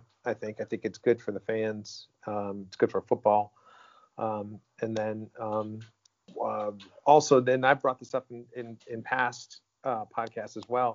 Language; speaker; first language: English; native; English